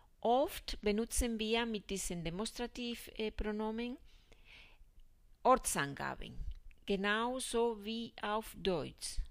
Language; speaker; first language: German; non-native, fluent; Spanish